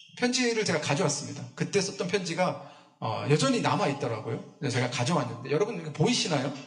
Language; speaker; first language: Korean; native; Korean